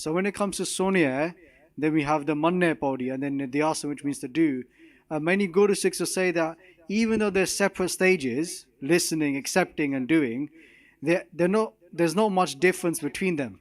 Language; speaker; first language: English; non-native, local second language; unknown